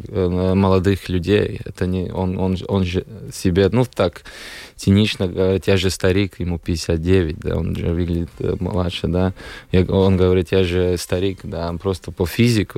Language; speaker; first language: Russian; non-native, local second language; Latvian